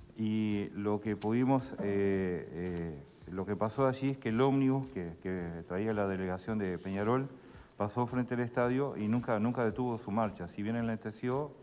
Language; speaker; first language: Spanish; native; Spanish